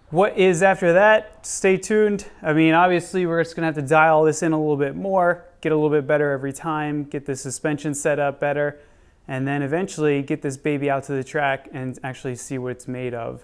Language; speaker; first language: English; native; English